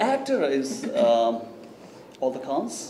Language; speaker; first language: English; non-native, learner; Bangla